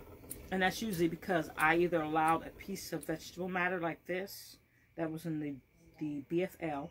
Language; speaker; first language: English; native; English